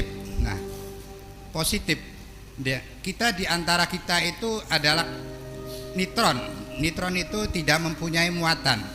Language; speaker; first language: Indonesian; non-native, local second language; Javanese